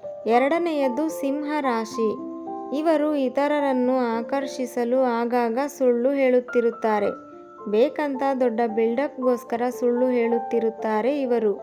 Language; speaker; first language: Kannada; native; Kannada